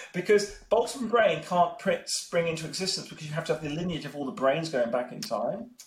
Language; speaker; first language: English; native; English